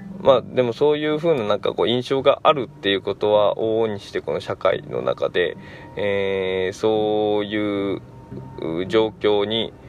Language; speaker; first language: Japanese; native; Japanese